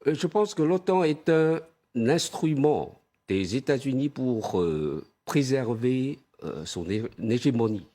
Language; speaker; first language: French; non-native, fluent; Chinese